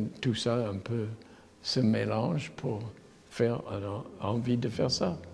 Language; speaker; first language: French; non-native, fluent; English